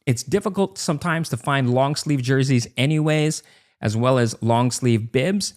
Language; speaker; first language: English; native; English